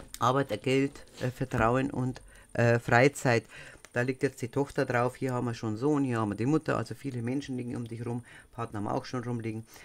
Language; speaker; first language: German; native; German